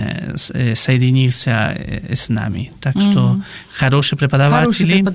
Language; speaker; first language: Russian; non-native, fluent; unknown